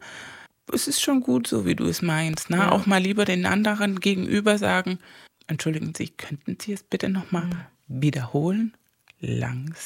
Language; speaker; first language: German; non-native, fluent; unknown